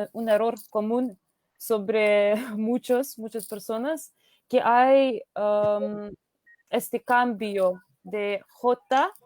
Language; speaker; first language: Spanish; non-native, fluent; Lithuanian